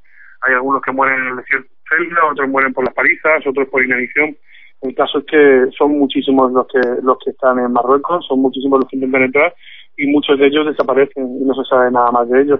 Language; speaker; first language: Spanish; native; Spanish